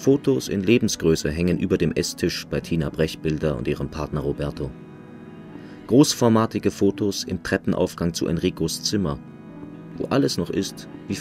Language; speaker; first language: German; native; German